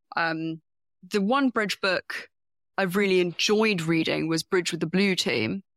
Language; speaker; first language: English; native; English